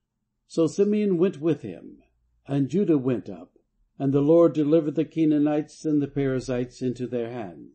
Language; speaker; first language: English; native; English